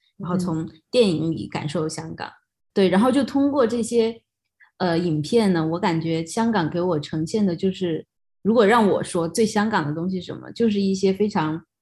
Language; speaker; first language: Chinese; native; Chinese